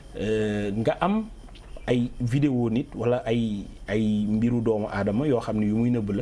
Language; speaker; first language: Wolof; native; Wolof